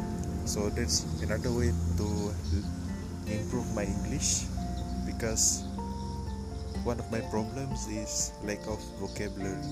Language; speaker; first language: English; non-native, local second language; Malay